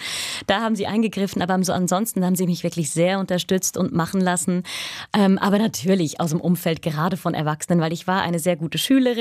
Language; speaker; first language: German; native; German